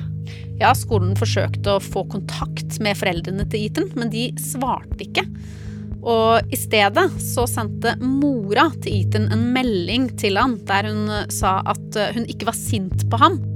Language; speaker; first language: Norwegian; native; Norwegian